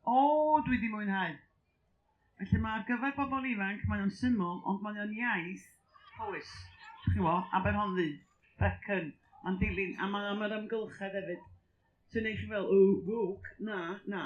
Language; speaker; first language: Welsh; native; Welsh